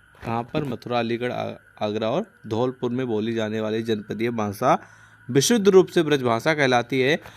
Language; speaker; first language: Hindi; non-native, local second language; Punjabi